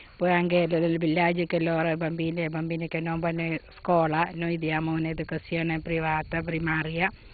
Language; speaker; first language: Italian; non-native, learner; Malayalam